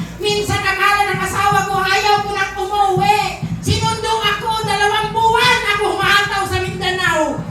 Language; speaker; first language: Filipino; non-native, local second language; Cebuano